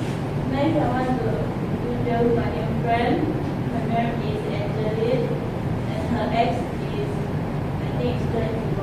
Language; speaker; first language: English; non-native, learner; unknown